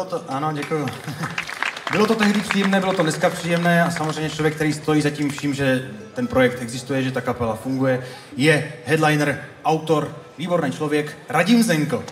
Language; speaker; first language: Czech; native; Czech